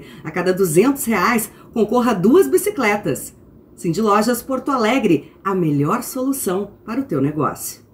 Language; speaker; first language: Portuguese; native; Portuguese